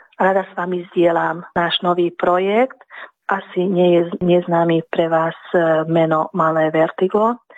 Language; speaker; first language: Slovak; early bilingual, heritage; Slovak